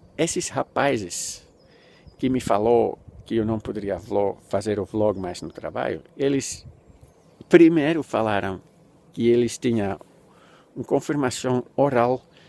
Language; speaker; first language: Portuguese; non-native, fluent; Dutch